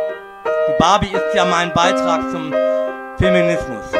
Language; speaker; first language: German; native; German